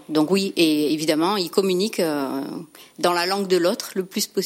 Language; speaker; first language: French; native; French